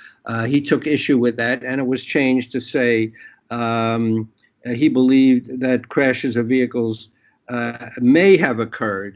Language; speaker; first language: English; native; English